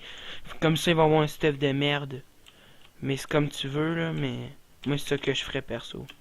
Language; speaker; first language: French; native; French